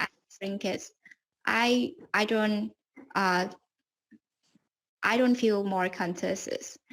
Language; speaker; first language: English; non-native, learner; Vietnamese